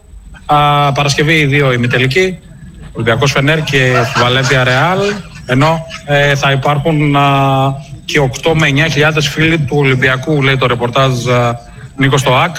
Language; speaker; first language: Greek; native; Greek